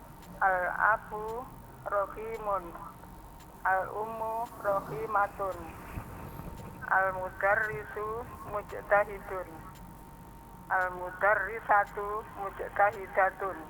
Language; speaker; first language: Arabic; non-native, learner; Indonesian